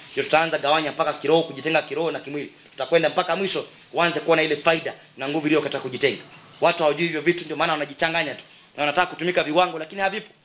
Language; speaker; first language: Swahili; native; Swahili